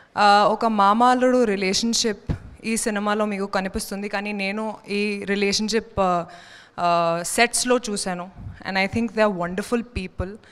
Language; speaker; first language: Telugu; non-native, fluent; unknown